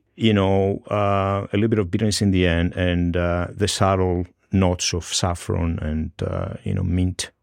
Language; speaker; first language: English; non-native, fluent; Greek